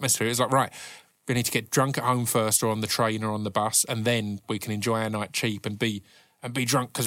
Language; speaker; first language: English; native; English